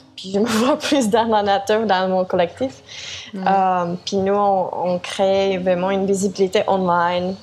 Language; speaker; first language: French; non-native, fluent; Czech